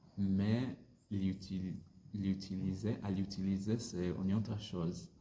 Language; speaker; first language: French; non-native, learner; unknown